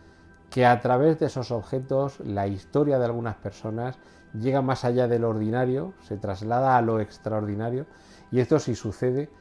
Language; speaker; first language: Spanish; native; Spanish